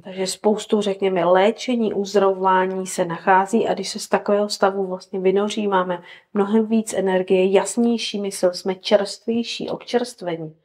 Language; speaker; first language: Czech; native; Czech